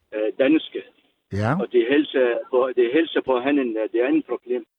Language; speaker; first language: Danish; non-native, learner; Arabic